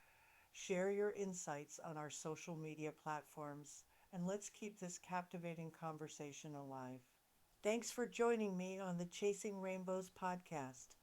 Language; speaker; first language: English; native; English